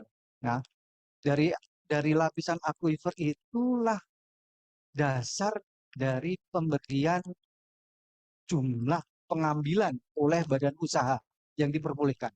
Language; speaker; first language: Indonesian; native; Indonesian